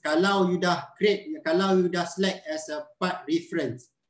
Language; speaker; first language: English; non-native, local second language; Malay